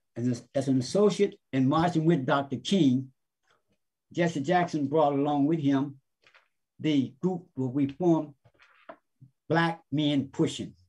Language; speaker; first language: English; native; English